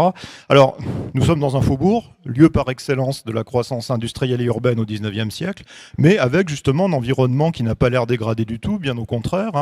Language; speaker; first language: French; native; French